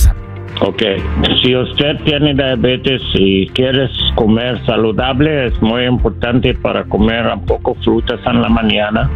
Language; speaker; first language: Spanish; non-native, learner; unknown